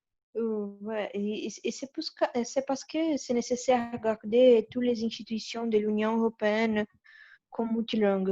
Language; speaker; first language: French; non-native, learner; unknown